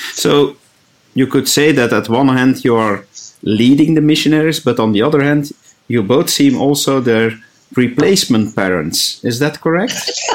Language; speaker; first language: English; non-native, fluent; Dutch